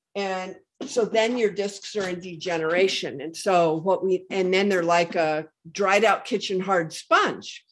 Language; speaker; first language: English; native; English